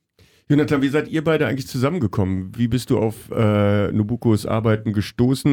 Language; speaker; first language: German; native; German